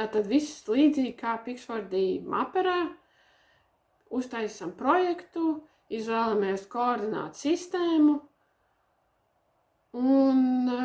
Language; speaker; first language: Latvian; native; Latvian